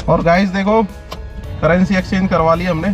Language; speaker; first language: Hindi; native; Hindi